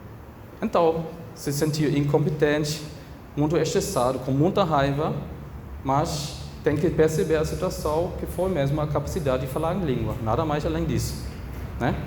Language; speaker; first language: Portuguese; non-native, fluent; German